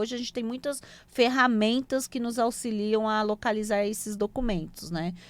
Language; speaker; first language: Portuguese; native; Portuguese